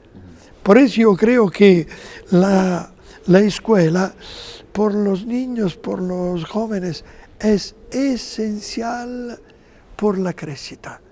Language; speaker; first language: Spanish; non-native, fluent; Italian